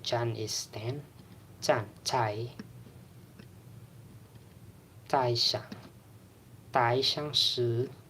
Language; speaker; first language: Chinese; non-native, learner; Indonesian